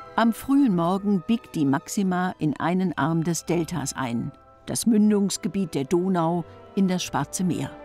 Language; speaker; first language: German; native; German